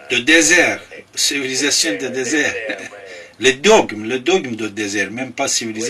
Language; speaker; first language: French; non-native, fluent; Persian